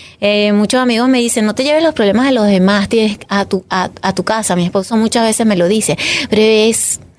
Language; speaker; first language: Spanish; native; Spanish